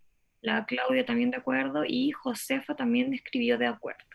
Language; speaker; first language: Spanish; native; Spanish